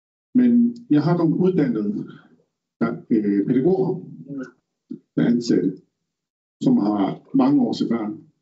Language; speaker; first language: Danish; non-native, local second language; Kalaallisut